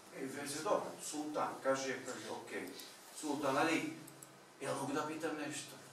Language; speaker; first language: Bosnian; non-native, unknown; Turkish